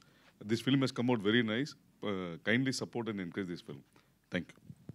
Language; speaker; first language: Telugu; non-native, learner; Tamil